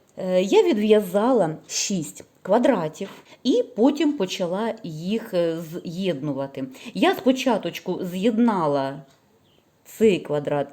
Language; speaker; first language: Ukrainian; non-native, local second language; Russian